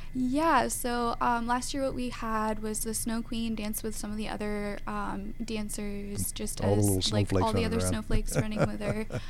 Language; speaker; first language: English; native; English